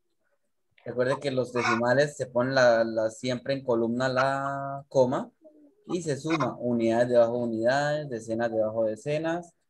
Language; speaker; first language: Spanish; native; Spanish